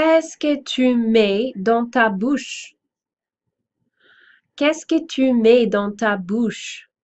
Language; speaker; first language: French; non-native, fluent; English